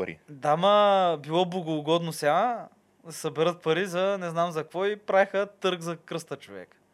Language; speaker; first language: Bulgarian; native; Bulgarian